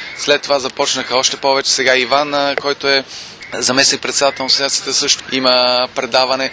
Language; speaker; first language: Bulgarian; non-native, fluent; German